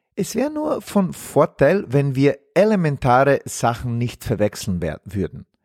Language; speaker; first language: German; non-native, fluent; Bosnian